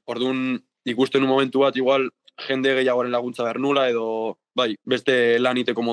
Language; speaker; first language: Basque; native; Basque